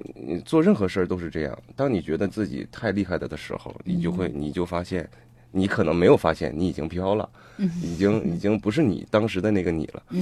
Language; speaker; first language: Chinese; native; Chinese